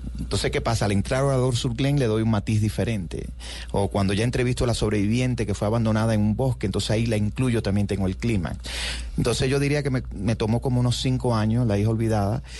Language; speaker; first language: Spanish; native; Spanish